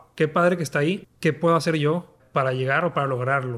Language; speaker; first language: Spanish; native; Spanish